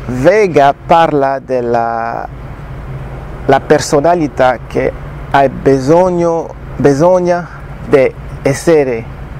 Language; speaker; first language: Italian; non-native, learner; French